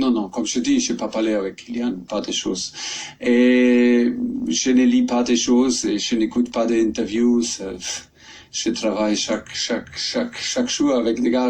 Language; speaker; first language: French; non-native, learner; German